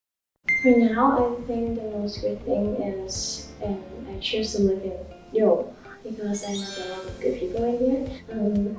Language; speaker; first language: English; non-native, learner; Cantonese